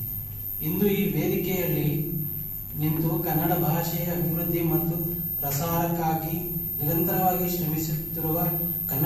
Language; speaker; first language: Kannada; non-native, learner; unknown